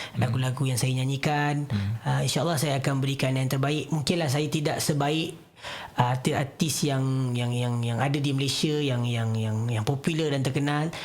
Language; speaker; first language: Malay; native; Malay